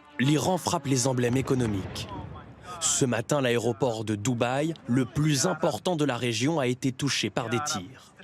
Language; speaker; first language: French; native; French